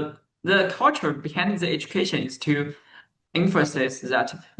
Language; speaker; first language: English; non-native, learner; Chinese